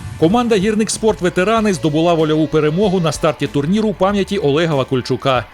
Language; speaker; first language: Ukrainian; native; Ukrainian